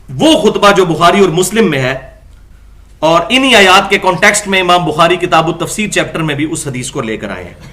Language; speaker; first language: Urdu; non-native, local second language; Punjabi